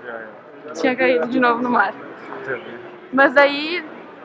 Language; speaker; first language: Portuguese; native; Portuguese